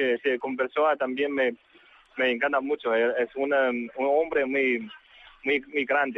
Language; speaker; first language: Spanish; non-native, learner; Chinese